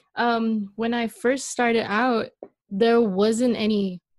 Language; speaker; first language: English; non-native, local second language; Malay